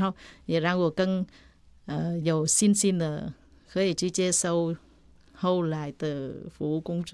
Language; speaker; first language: Chinese; non-native, fluent; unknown